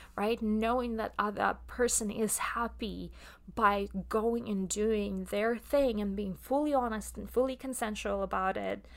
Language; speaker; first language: English; non-native, fluent; Russian